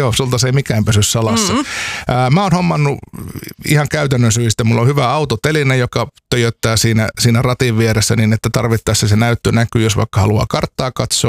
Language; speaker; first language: Finnish; native; Finnish